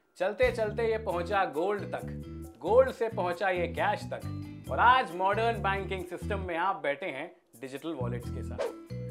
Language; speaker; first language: Hindi; native; Hindi